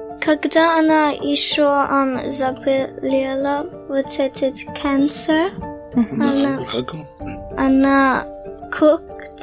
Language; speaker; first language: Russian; early bilingual, heritage; Russian